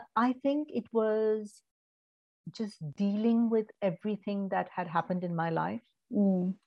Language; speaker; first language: English; non-native, local second language; Malayalam